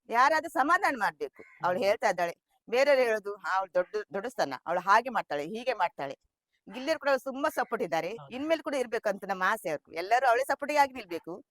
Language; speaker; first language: Kannada; non-native, local second language; Tulu